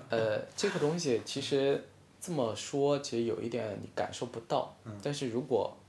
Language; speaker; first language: Chinese; non-native, local second language; Min Nan Chinese